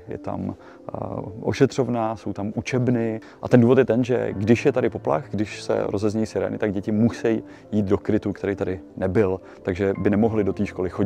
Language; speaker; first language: Czech; native; Czech